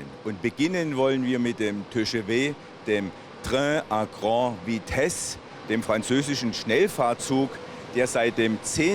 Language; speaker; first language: German; native; German